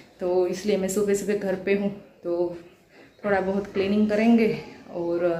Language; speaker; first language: Hindi; non-native, local second language; Gujarati